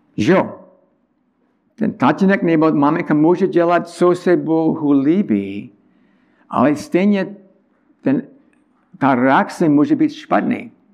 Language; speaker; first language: Czech; non-native, learner; English